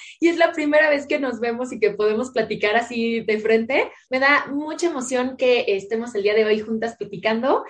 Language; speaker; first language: Spanish; native; Spanish